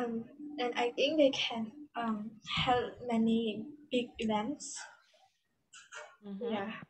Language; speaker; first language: English; non-native, learner; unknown